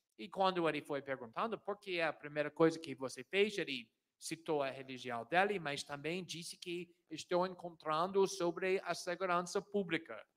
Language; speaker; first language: Portuguese; non-native, fluent; English